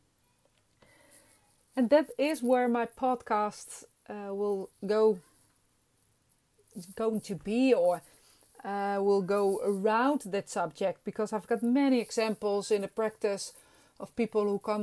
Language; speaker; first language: English; non-native, fluent; Dutch